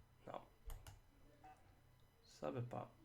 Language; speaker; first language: French; native; French